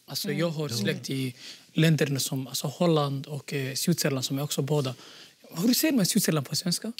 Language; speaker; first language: Swedish; early bilingual, other home language; Somali